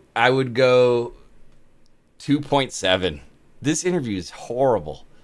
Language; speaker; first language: English; native; English